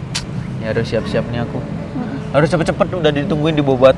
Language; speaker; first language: Indonesian; native; Indonesian